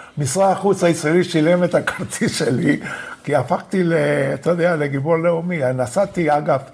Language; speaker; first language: Hebrew; non-native, fluent; Spanish